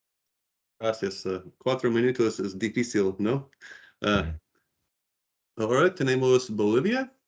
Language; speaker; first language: Spanish; non-native, learner; English